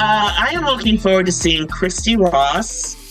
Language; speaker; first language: English; native; English